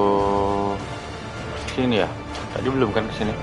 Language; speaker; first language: Indonesian; native; Indonesian